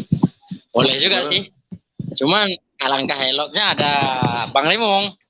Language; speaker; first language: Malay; non-native, local second language; Achinese